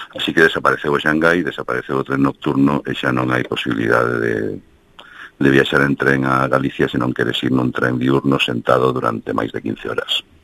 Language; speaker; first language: Galician; early bilingual, heritage; Galician